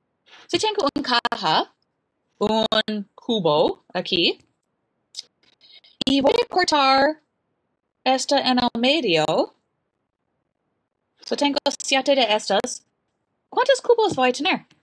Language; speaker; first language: Spanish; non-native, learner; English